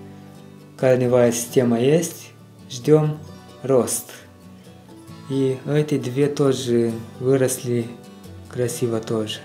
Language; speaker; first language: Russian; non-native, learner; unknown